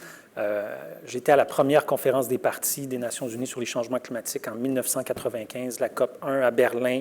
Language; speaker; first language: French; native; French